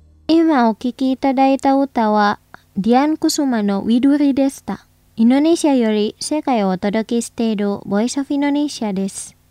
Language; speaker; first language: Japanese; non-native, fluent; Indonesian